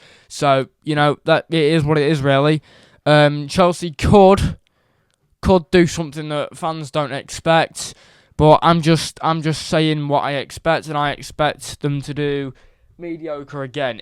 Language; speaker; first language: English; native; English